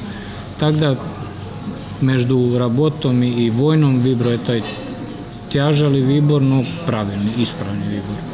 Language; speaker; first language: Russian; non-native, learner; Serbian